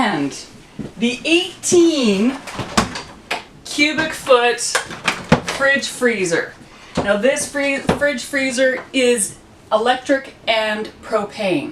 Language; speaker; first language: English; native; English